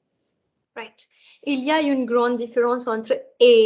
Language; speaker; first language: French; non-native, fluent; Hindi